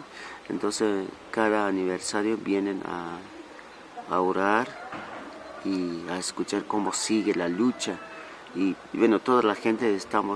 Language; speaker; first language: Spanish; non-native, local second language; Tzotzil